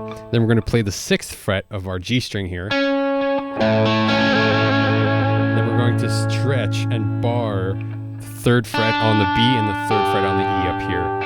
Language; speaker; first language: English; native; English